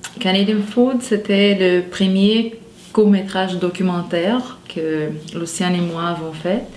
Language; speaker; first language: French; non-native, fluent; Portuguese